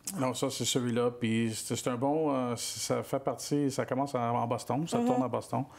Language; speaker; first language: French; native; French